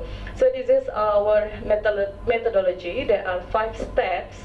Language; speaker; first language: English; non-native, local second language; Indonesian